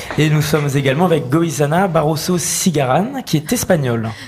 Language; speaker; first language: French; native; French